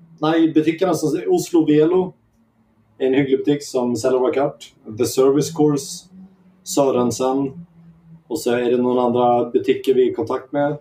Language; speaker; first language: Swedish; native; Swedish